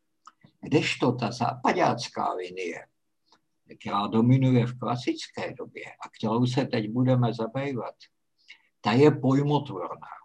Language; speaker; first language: Czech; native; Czech